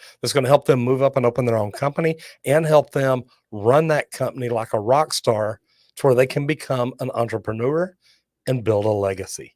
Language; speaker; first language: English; native; English